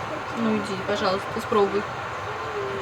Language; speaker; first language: Russian; native; Russian